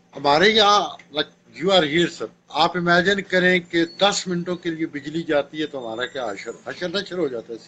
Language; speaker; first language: Urdu; non-native, local second language; Punjabi